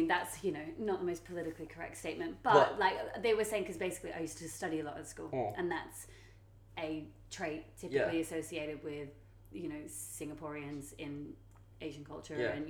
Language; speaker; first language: English; native; English